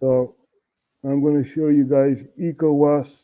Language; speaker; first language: English; non-native, fluent; Dutch